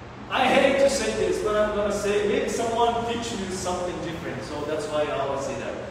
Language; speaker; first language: English; non-native, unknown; Portuguese